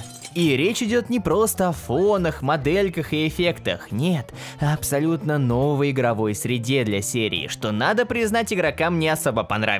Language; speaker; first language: Russian; native; Russian